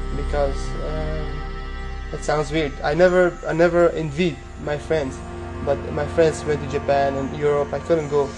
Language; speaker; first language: English; non-native, fluent; Persian